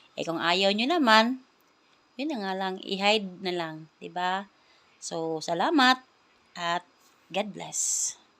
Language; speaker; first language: Filipino; non-native, local second language; Cebuano